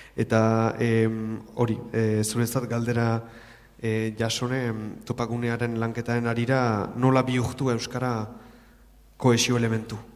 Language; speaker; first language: Basque; native; Basque